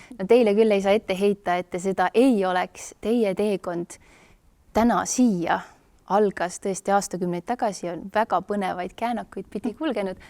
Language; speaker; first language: Estonian; native; Estonian